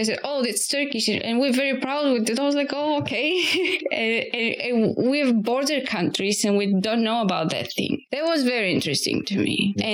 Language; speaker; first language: English; non-native, fluent; Bulgarian